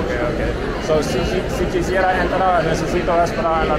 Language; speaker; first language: Spanish; non-native, learner; English